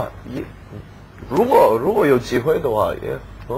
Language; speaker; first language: Chinese; non-native, learner; Korean